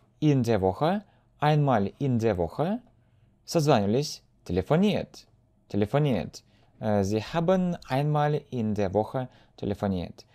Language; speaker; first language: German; non-native, fluent; Russian